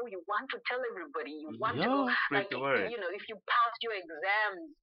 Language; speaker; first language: English; non-native, local second language; Shona